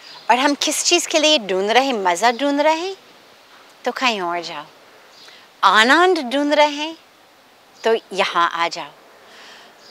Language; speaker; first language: Hindi; non-native, fluent; English